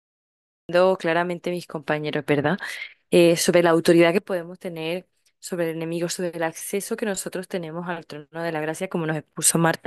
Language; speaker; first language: Spanish; native; Spanish